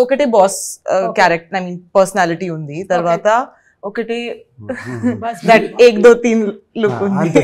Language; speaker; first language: Telugu; non-native, learner; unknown